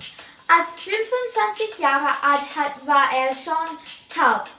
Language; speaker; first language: German; non-native, learner; English